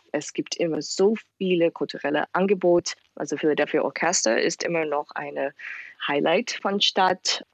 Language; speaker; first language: German; non-native, fluent; English